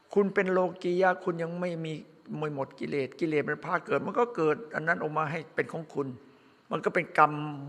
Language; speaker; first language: Thai; native; Thai